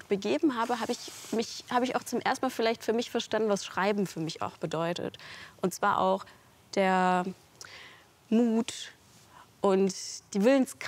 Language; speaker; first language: German; native; German